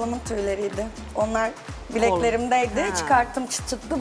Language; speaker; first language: Turkish; native; Turkish